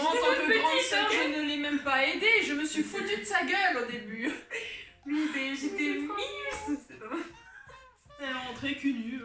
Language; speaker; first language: French; native; French